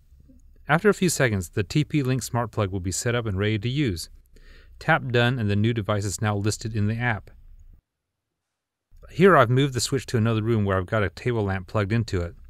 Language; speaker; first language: English; native; English